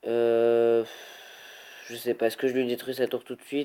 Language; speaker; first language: French; native; French